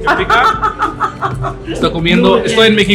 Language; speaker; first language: Spanish; non-native, learner; Hindi